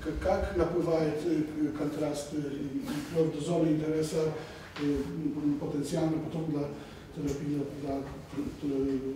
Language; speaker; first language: Russian; non-native, fluent; Polish